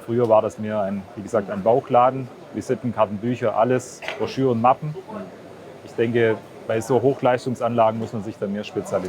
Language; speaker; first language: German; native; German